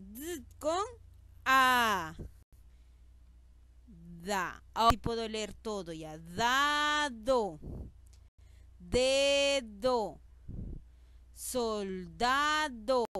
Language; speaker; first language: Spanish; native; Spanish